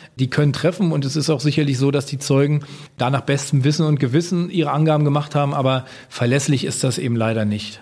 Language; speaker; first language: German; native; German